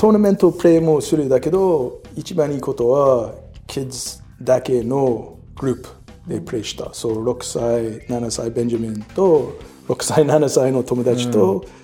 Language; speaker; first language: Japanese; non-native, learner; English